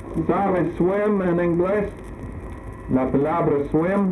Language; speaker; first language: Spanish; non-native, learner; English